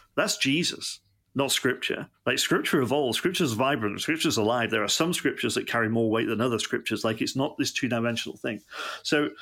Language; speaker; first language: English; native; English